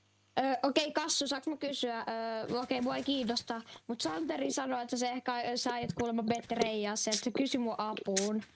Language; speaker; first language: Finnish; native; Finnish